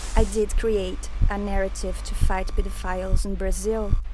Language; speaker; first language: English; non-native, fluent; Portuguese